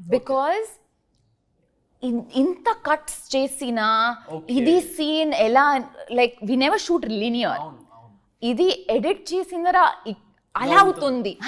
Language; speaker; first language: Telugu; non-native, learner; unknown